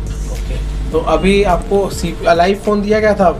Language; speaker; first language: Hindi; native; Hindi